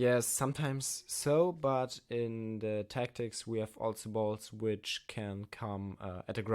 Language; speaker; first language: English; non-native, learner; German